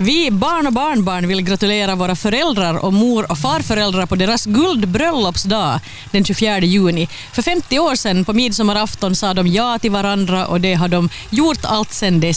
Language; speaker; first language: Swedish; native; Swedish